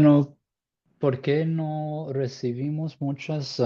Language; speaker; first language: Spanish; non-native, learner; English